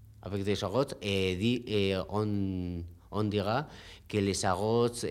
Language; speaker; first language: French; non-native, learner; Spanish